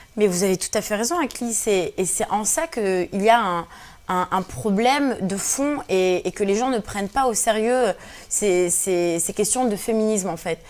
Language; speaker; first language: French; early bilingual, other home language; Kabyle